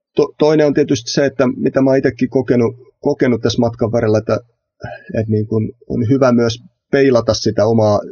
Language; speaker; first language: Finnish; native; Finnish